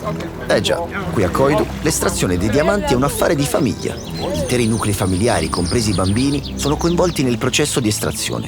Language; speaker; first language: Italian; native; Italian